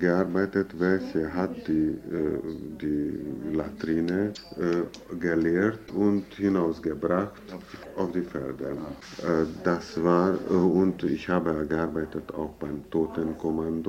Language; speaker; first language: German; non-native, fluent; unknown